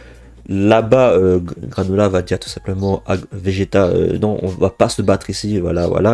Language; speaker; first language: French; native; French